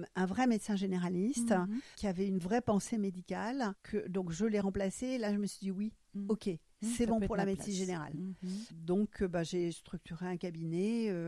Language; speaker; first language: French; non-native, fluent; German